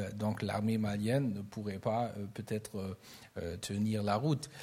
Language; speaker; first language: French; non-native, fluent; German